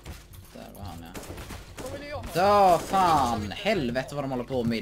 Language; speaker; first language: Swedish; native; Swedish